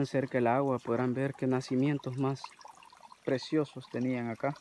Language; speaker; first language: Spanish; native; Spanish